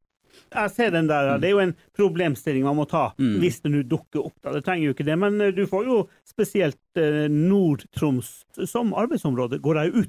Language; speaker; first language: Norwegian; native; Norwegian